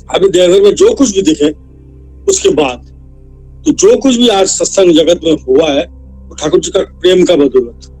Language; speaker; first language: Hindi; non-native, local second language; Assamese